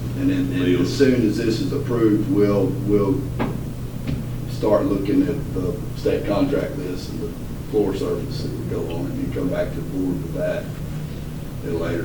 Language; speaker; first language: English; native; English